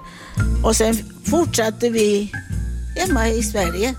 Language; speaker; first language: Swedish; non-native, fluent; Italian